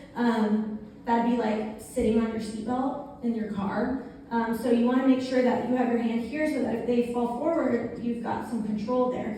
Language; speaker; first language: English; native; English